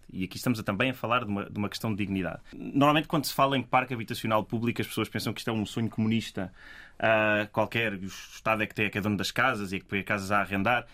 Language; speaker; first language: Portuguese; native; Portuguese